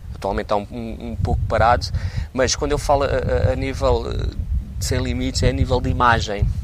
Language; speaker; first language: Portuguese; native; Portuguese